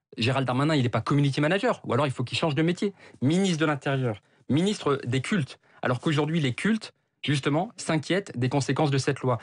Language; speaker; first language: French; native; French